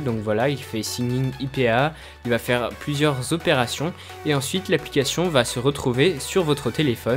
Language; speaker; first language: French; native; French